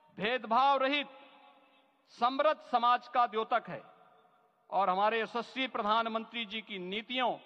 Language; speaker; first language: Hindi; native; Hindi